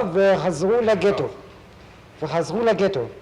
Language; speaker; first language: Hebrew; non-native, fluent; German